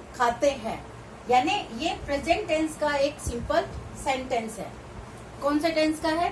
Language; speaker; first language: Hindi; native; Hindi